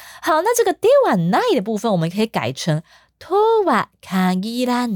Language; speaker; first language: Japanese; non-native, fluent; Chinese